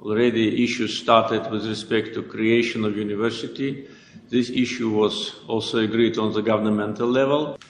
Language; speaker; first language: English; non-native, fluent; Azerbaijani